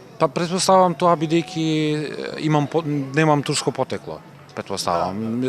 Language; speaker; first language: Macedonian; non-native, local second language; Turkish